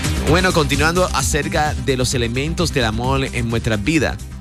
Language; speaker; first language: Spanish; native; Spanish